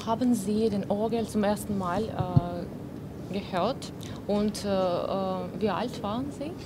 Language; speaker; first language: German; non-native, learner; Russian